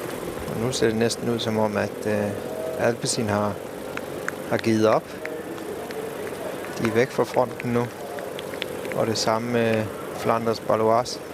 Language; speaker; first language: Danish; native; Danish